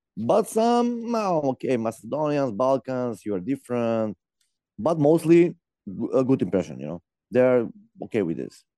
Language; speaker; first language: English; non-native, learner; Macedonian